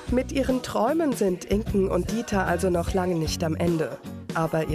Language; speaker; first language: German; native; German